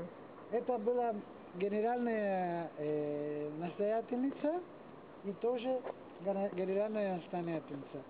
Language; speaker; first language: Russian; non-native, learner; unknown